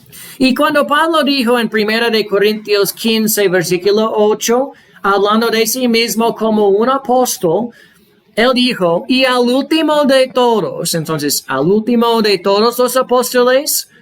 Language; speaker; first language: Spanish; non-native, fluent; English